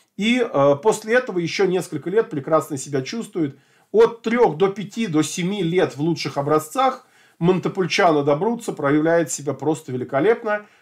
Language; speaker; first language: Russian; native; Russian